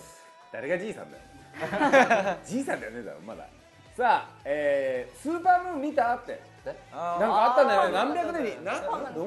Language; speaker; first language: Japanese; native; Japanese